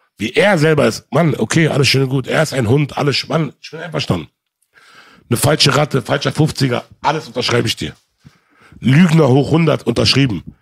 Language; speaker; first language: German; early bilingual, other home language; Arabic